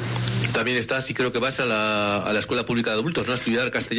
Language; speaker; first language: Spanish; native; Spanish